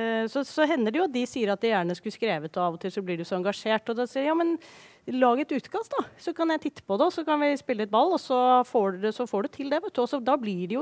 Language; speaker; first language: Norwegian; native; Norwegian